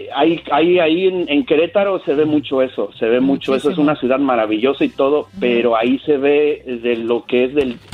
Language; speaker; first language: Spanish; native; Spanish